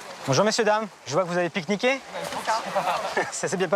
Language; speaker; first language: French; native; French